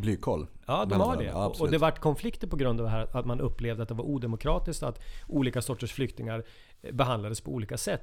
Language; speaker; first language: Swedish; native; Swedish